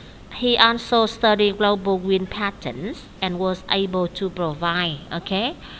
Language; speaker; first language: English; non-native, fluent; Vietnamese